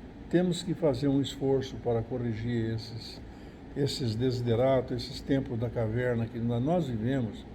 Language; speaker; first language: Portuguese; native; Portuguese